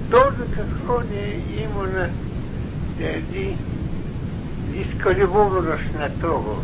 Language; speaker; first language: Greek; non-native, learner; Russian